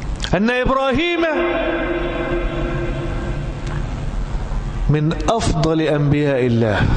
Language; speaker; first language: Arabic; native; Arabic